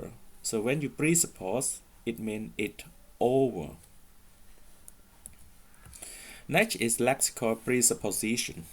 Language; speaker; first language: English; non-native, fluent; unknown